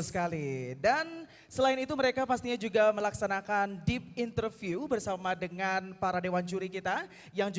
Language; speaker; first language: Indonesian; native; Indonesian